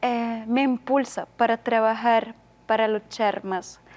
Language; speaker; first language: Spanish; non-native, learner; Arabic